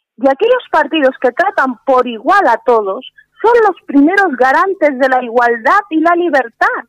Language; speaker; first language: Spanish; early bilingual, other home language; Arabic